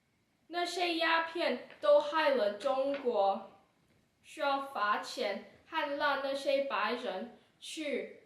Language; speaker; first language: Chinese; non-native, learner; English